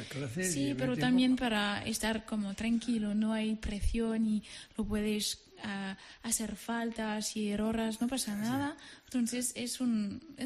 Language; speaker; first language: Spanish; non-native, learner; French